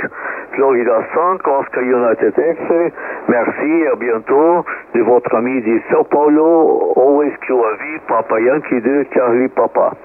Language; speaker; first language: French; non-native, learner; Portuguese